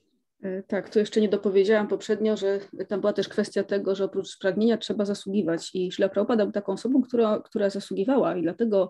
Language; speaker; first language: Polish; native; Polish